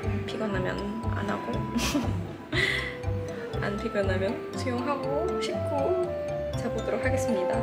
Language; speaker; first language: Korean; early bilingual, heritage; Indonesian